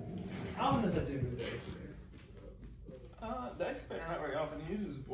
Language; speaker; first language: English; native; English